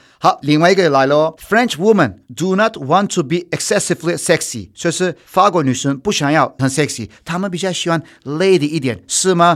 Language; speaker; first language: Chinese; non-native, fluent; Turkish